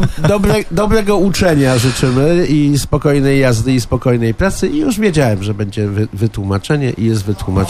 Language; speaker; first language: Polish; native; Polish